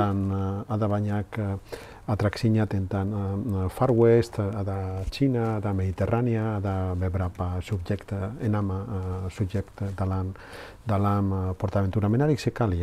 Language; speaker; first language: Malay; non-native, learner; Spanish